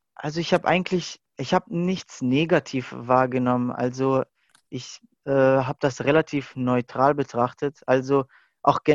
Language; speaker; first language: German; native; German